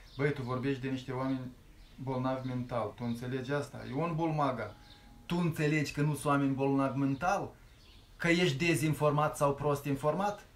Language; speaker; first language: Romanian; native; Romanian